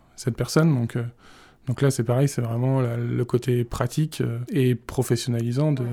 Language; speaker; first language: French; native; French